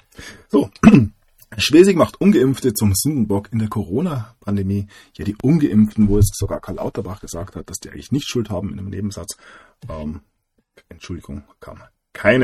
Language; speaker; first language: German; native; German